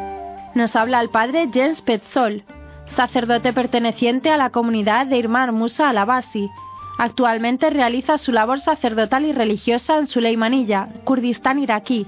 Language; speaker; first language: Spanish; native; Spanish